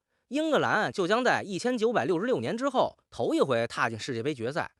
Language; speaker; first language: Chinese; native; Chinese